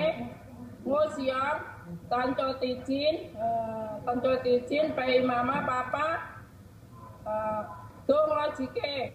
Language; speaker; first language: Chinese; non-native, learner; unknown